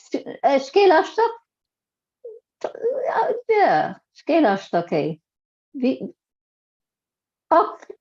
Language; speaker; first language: Irish; non-native, local second language; English